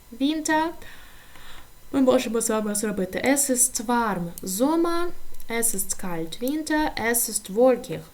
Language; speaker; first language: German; non-native, learner; Ukrainian